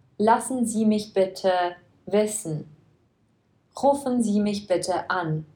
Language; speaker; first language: German; non-native, fluent; Czech